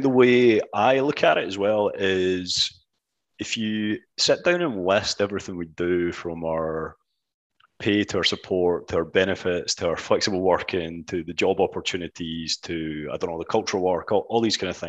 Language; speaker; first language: English; native; English